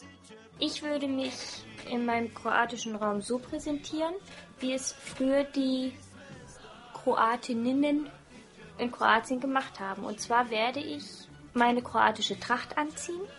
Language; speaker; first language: German; early bilingual, other home language; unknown